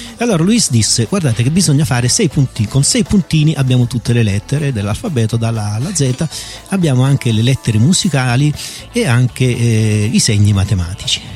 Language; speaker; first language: Italian; native; Italian